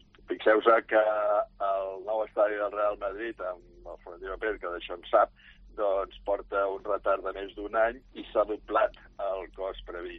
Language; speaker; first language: Catalan; native; Catalan